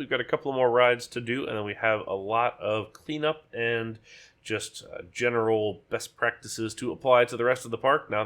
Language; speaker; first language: English; native; English